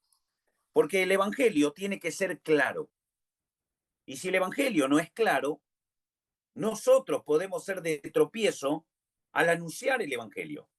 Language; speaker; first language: Spanish; native; Spanish